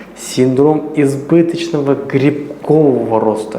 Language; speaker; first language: Russian; non-native, local second language; Kazakh